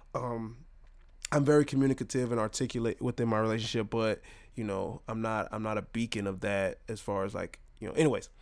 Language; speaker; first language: English; native; English